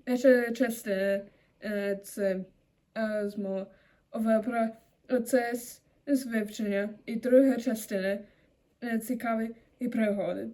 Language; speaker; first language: Ukrainian; non-native, learner; German